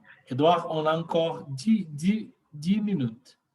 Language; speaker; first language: French; non-native, learner; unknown